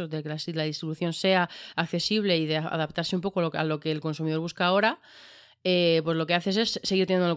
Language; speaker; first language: Spanish; native; Spanish